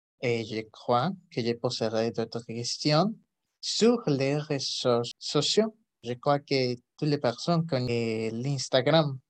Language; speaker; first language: French; non-native, learner; Spanish